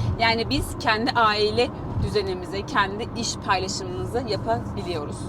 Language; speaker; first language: Turkish; native; Turkish